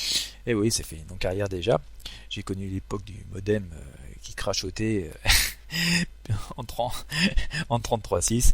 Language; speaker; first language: French; native; French